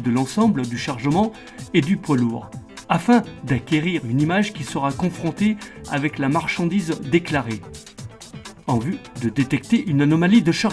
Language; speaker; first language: French; native; French